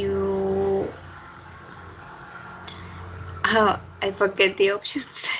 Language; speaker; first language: English; non-native, learner; Spanish